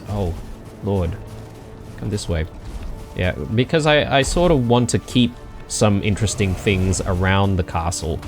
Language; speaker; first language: English; native; English